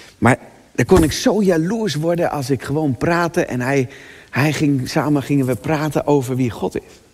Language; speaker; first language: Dutch; native; Dutch